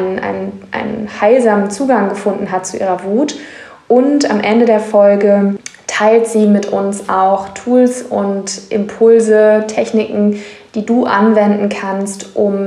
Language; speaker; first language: German; native; German